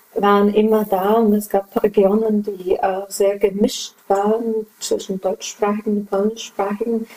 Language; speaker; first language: German; non-native, fluent; Polish